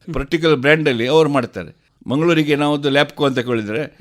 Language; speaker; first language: Kannada; non-native, local second language; Konkani